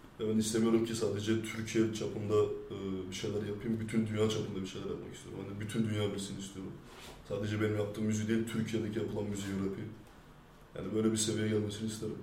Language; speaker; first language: Turkish; early bilingual, heritage; French